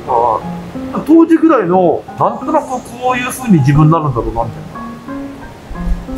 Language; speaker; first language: Japanese; native; Japanese